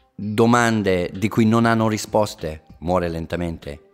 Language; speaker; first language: Italian; non-native, fluent; English